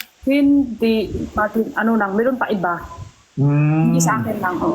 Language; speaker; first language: Filipino; non-native, learner; Chinese